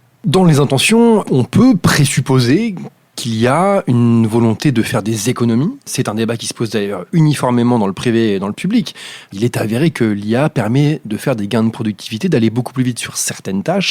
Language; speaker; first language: French; native; French